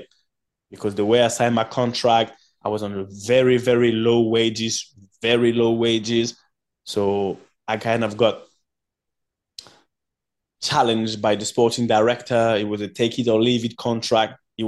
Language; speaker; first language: English; non-native, fluent; French